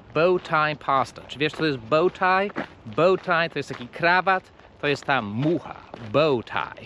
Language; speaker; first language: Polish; early bilingual, heritage; Polish